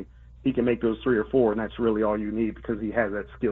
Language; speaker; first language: English; native; English